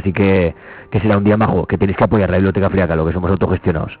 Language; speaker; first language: Spanish; native; Spanish